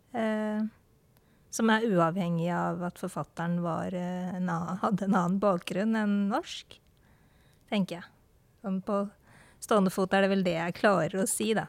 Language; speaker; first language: Norwegian; early bilingual, other home language; Urdu